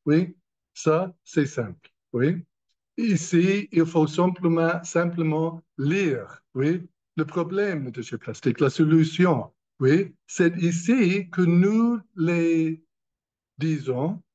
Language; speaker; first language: French; non-native, learner; English